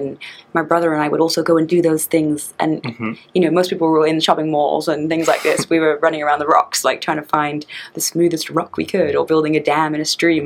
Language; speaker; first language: English; native; English